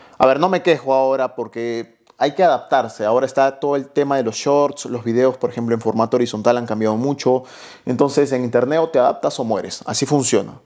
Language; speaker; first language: Spanish; native; Spanish